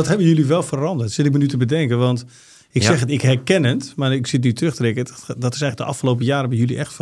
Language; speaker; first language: Dutch; native; Dutch